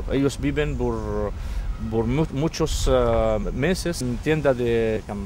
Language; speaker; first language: Spanish; non-native, fluent; Arabic